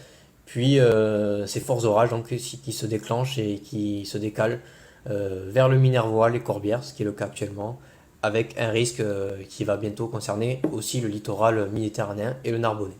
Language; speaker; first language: French; native; French